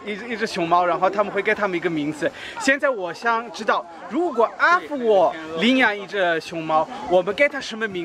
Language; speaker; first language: Chinese; non-native, fluent; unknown